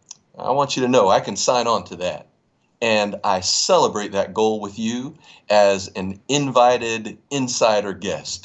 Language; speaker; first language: English; native; English